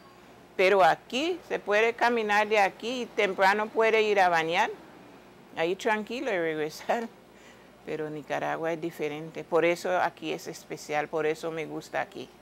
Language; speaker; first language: Spanish; non-native, learner; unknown